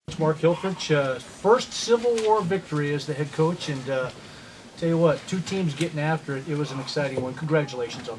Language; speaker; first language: English; native; English